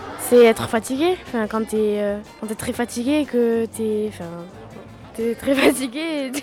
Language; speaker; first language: French; native; French